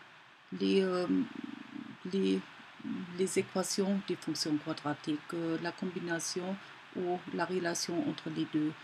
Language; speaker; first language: French; non-native, learner; German